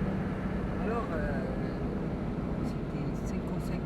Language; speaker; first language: French; non-native, fluent; Amharic